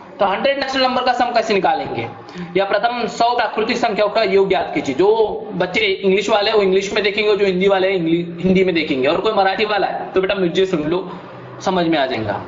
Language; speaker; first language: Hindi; non-native, local second language; Marathi